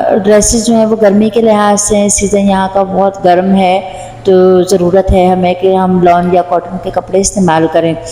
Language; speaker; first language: Urdu; non-native, local second language; Punjabi